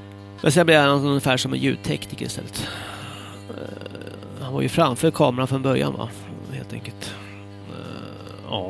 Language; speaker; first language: Swedish; native; Swedish